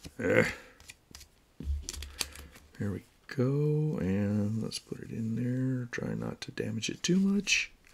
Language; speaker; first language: English; native; English